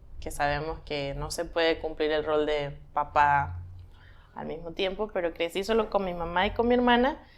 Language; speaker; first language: Spanish; native; Spanish